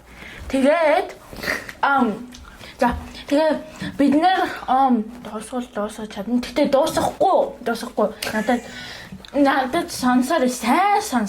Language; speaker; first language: Mongolian; early bilingual, heritage; Mongolian